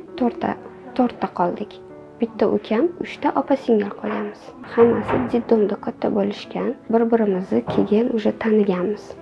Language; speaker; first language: Uzbek; native; Uzbek